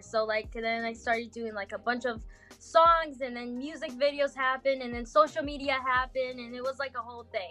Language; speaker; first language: English; non-native, fluent; Portuguese